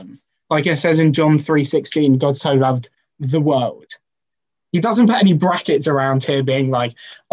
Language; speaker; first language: English; native; English